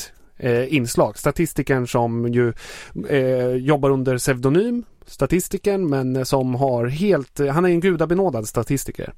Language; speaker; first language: Swedish; native; Swedish